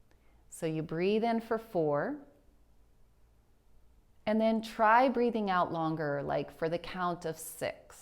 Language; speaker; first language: English; native; English